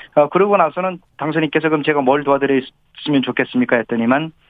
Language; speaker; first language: Korean; native; Korean